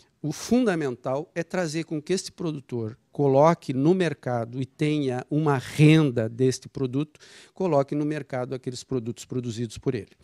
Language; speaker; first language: Portuguese; native; Portuguese